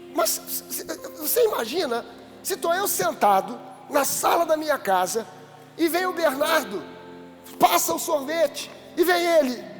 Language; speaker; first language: Portuguese; native; Portuguese